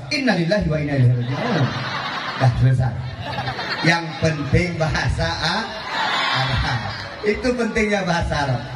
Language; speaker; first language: Malay; non-native, local second language; Achinese